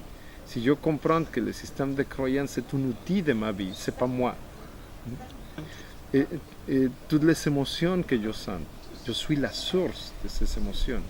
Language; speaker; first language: French; non-native, fluent; Spanish